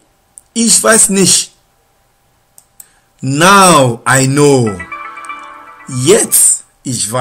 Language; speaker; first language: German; non-native, learner; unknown